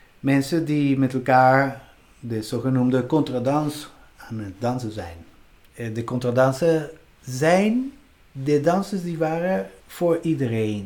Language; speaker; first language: Dutch; non-native, fluent; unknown